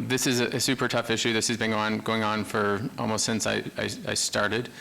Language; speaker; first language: English; native; English